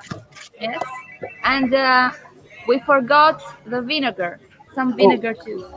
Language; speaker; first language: English; non-native, fluent; Greek